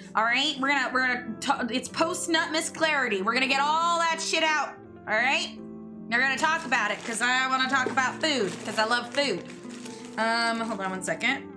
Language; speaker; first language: English; native; English